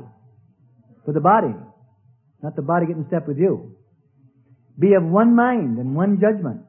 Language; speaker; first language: English; native; English